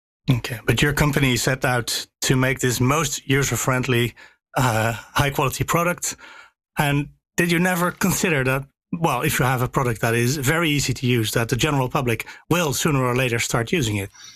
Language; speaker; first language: English; non-native, fluent; Dutch